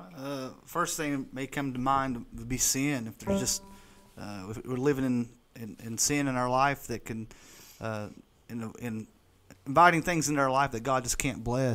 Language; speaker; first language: English; native; English